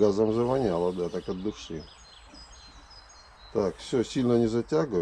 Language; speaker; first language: Russian; native; Russian